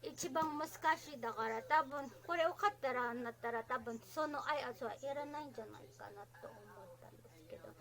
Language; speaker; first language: Japanese; non-native, learner; Filipino